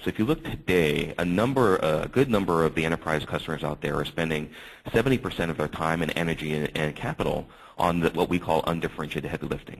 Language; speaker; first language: English; native; English